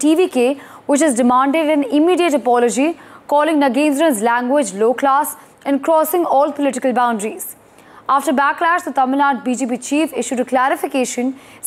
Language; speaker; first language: English; non-native, local second language; Punjabi